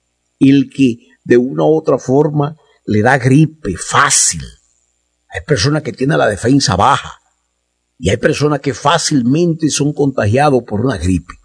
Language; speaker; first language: Spanish; native; Spanish